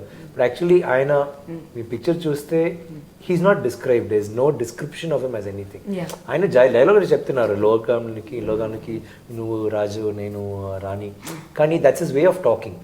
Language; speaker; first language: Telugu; non-native, learner; Tamil